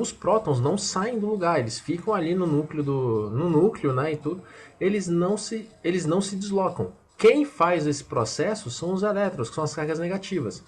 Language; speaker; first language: Portuguese; native; Portuguese